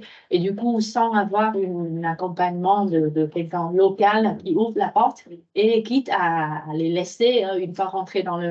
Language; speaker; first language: French; non-native, fluent; Vietnamese